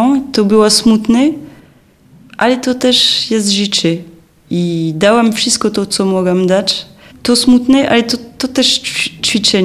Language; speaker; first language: Polish; non-native, fluent; French